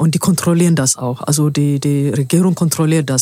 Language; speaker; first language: German; non-native, fluent; Amharic